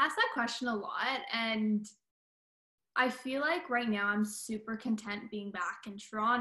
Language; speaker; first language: English; native; English